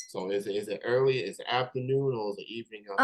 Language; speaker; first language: English; native; English